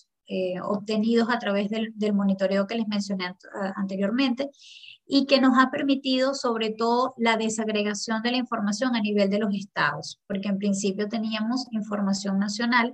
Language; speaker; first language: Spanish; native; Spanish